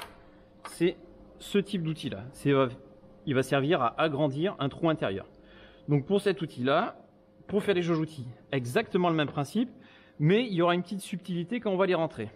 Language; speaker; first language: French; native; French